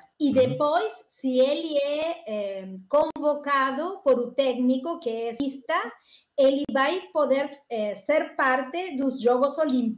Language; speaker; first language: Portuguese; non-native, learner; Spanish